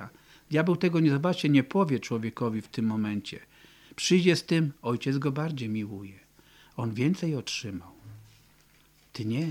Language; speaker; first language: Polish; native; Polish